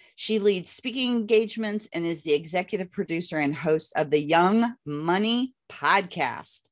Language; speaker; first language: English; native; English